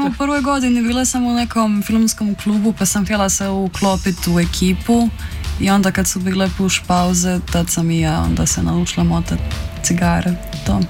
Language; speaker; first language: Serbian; early bilingual, heritage; Croatian